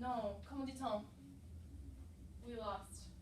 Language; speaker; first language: French; non-native, fluent; English